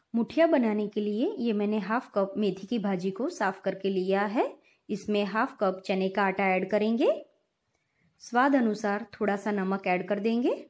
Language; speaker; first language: Hindi; non-native, local second language; Gujarati